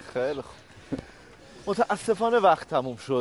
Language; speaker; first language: Persian; native; Persian